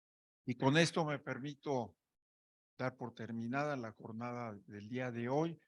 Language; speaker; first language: Spanish; native; Spanish